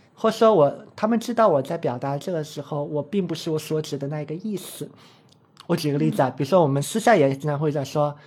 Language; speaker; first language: Chinese; native; Chinese